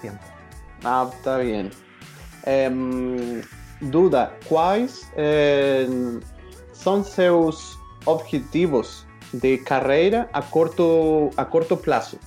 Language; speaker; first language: Portuguese; non-native, learner; Spanish